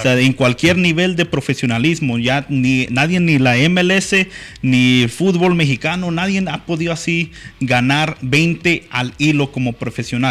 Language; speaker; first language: Spanish; early bilingual, heritage; Spanish